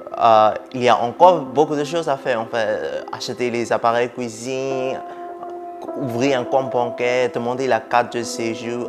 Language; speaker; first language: French; non-native, fluent; Burmese